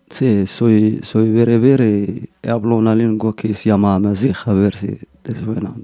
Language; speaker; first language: Spanish; non-native, fluent; Berber languages